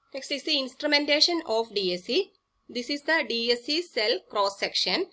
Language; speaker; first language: English; non-native, local second language; Malayalam